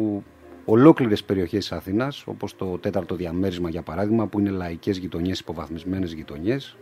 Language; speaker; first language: Greek; native; Greek